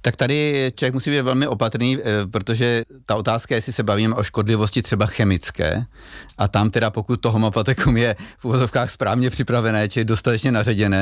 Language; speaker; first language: Czech; native; Czech